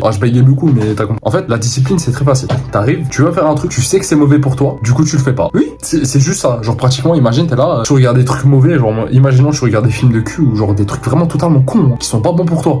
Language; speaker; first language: French; native; French